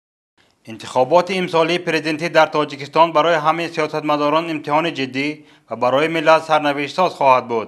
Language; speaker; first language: Persian; native; Persian